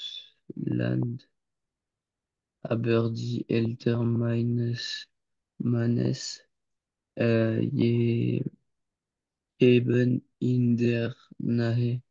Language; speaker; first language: German; non-native, learner; French